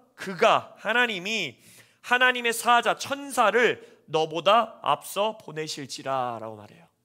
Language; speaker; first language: Korean; native; Korean